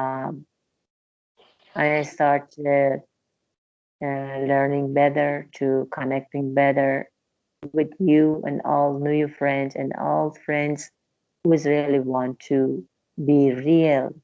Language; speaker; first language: English; non-native, learner; Persian